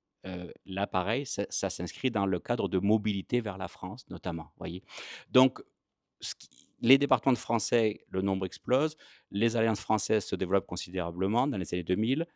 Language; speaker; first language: French; native; French